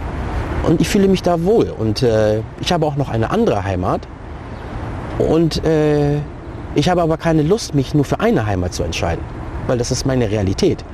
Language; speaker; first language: German; early bilingual, other home language; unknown